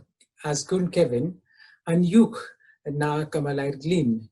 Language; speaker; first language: Welsh; non-native, fluent; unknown